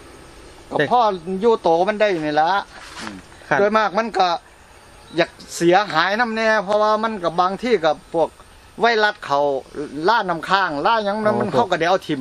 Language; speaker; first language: Thai; non-native, local second language; Northeastern Thai